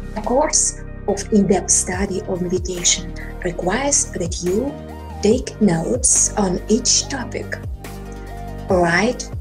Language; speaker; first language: English; non-native, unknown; Russian